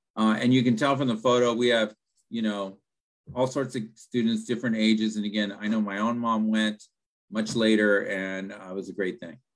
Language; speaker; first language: English; early bilingual, other home language; Spanish